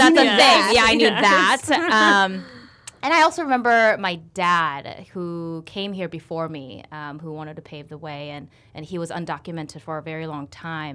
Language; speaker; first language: English; early bilingual, other home language; Korean